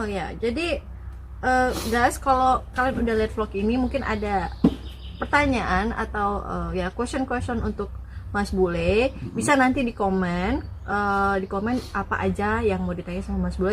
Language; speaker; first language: Indonesian; non-native, local second language; Minangkabau